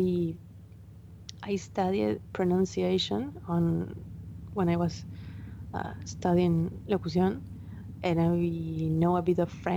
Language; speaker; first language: English; non-native, fluent; Spanish